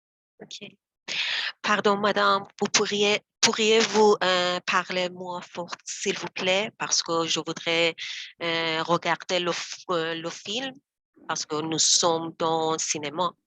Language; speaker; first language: French; non-native, learner; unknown